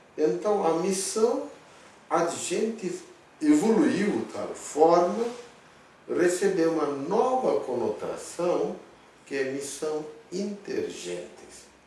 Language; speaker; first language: Portuguese; non-native, fluent; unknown